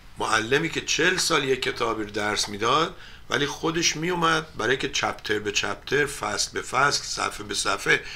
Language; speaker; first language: Persian; native; Persian